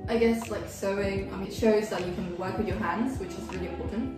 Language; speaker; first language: English; early bilingual, other home language; Korean